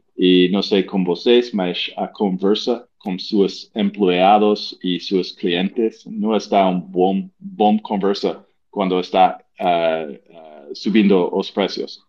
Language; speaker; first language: Portuguese; non-native, learner; English